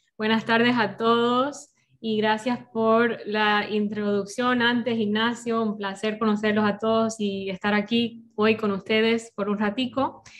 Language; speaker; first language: Spanish; non-native, fluent; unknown